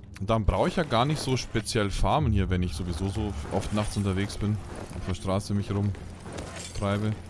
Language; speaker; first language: German; native; German